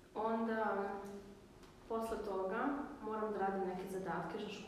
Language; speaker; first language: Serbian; early bilingual, heritage; Serbian